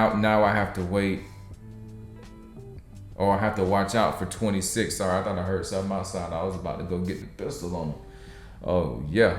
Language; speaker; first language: English; native; English